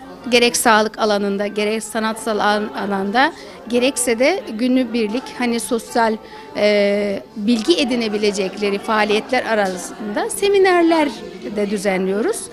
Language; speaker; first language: Turkish; native; Turkish